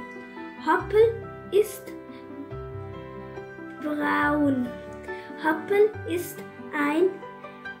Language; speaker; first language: German; early bilingual, other home language; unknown